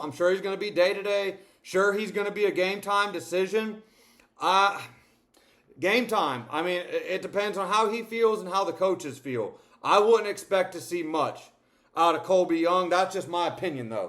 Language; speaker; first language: English; native; English